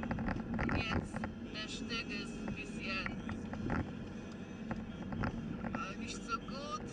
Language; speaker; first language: German; non-native, learner; Polish